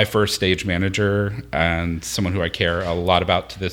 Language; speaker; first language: English; native; English